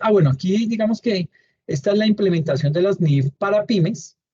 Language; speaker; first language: Spanish; native; Spanish